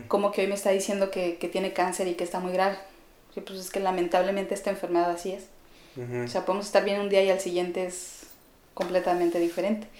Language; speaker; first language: Spanish; native; Spanish